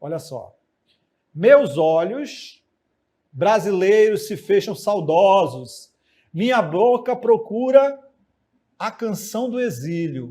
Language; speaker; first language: Portuguese; native; Portuguese